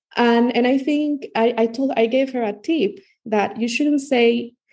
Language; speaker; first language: English; non-native, fluent; Spanish